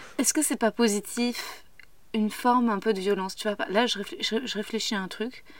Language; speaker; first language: French; native; French